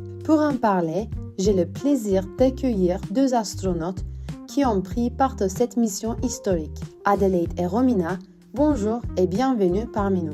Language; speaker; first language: French; non-native, learner; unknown